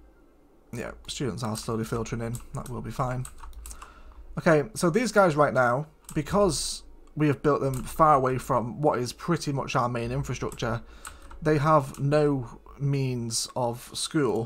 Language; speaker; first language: English; native; English